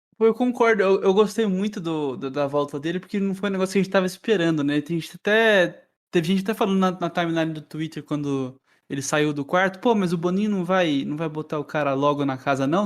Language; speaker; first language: Portuguese; native; Portuguese